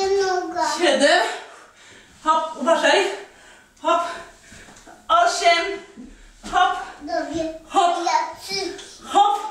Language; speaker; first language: Polish; native; Polish